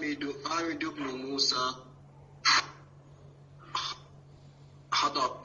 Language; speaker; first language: Arabic; non-native, learner; French